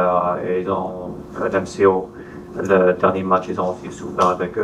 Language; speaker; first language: French; non-native, fluent; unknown